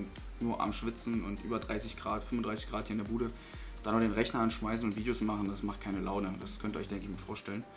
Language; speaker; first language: German; native; German